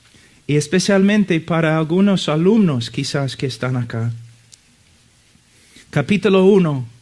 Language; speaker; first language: Spanish; non-native, fluent; English